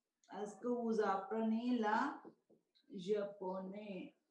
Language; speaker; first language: French; non-native, learner; Telugu